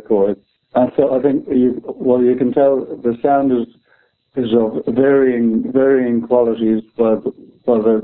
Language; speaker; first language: English; native; English